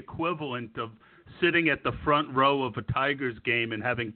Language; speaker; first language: English; native; English